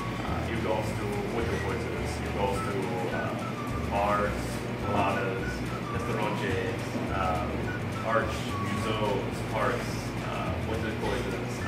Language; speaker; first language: Portuguese; non-native, learner; English